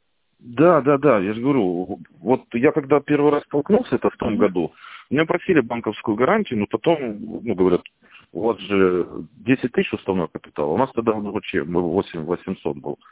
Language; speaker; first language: Russian; native; Russian